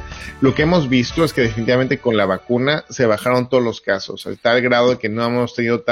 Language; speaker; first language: Spanish; native; Spanish